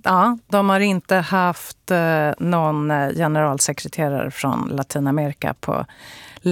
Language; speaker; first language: Swedish; native; Swedish